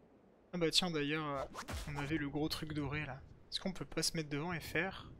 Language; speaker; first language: French; native; French